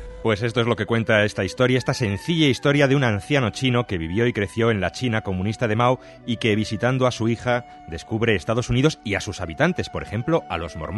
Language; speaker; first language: Spanish; native; Spanish